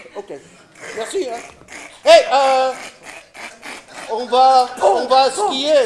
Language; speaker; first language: French; non-native, fluent; English